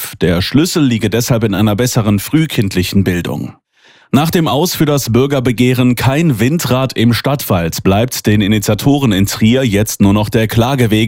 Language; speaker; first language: German; native; German